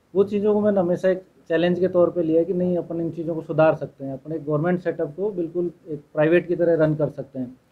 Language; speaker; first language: Hindi; native; Hindi